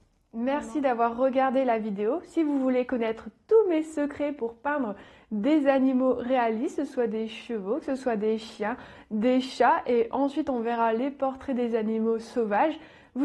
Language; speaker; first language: French; native; French